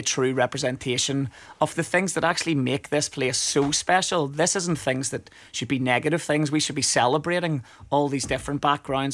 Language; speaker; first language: English; native; English